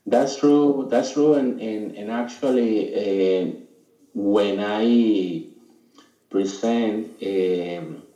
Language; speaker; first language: English; non-native, fluent; Spanish